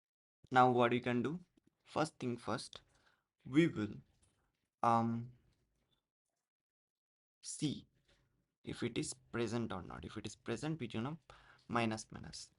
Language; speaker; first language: English; non-native, local second language; Hindi